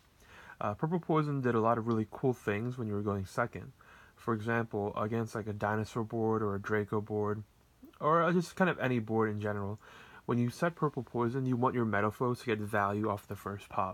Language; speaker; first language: English; native; English